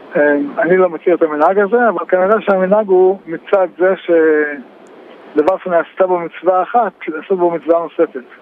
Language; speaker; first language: Hebrew; native; Hebrew